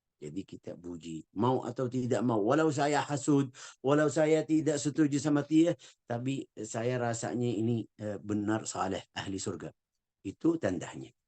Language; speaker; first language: Indonesian; non-native, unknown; Arabic